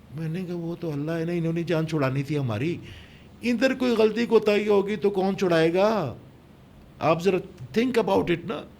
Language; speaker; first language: Urdu; non-native, local second language; Pashto